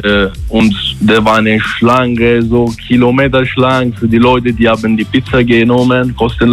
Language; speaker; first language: German; non-native, fluent; Italian